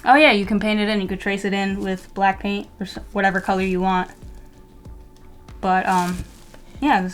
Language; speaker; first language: English; native; English